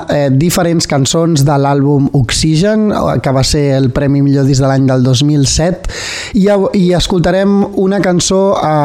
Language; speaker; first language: Catalan; native; Catalan